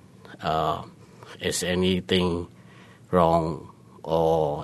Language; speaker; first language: English; non-native, learner; Burmese